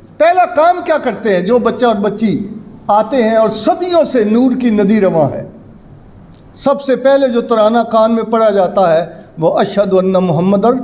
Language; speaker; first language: Urdu; non-native, local second language; Punjabi